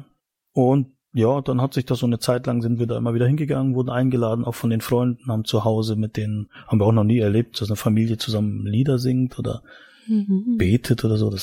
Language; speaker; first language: German; native; German